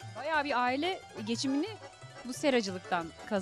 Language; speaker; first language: Turkish; native; Turkish